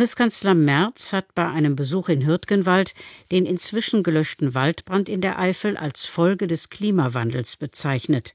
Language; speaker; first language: German; native; German